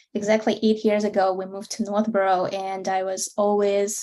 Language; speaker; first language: English; non-native, fluent; Russian